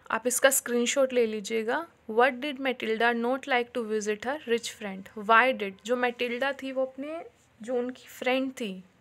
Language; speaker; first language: Hindi; native; Hindi